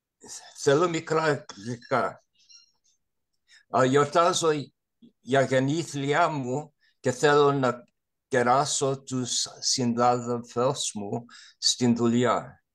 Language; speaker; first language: Greek; non-native, learner; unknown